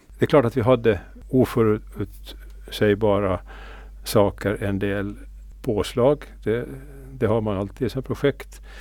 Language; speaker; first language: Swedish; native; Swedish